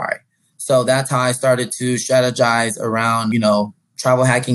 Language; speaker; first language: English; native; English